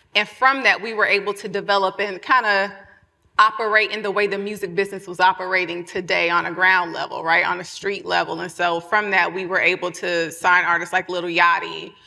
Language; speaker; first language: English; native; English